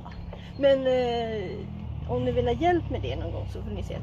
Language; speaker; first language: Swedish; native; Swedish